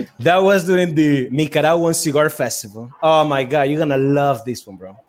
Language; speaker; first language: English; non-native, fluent; Spanish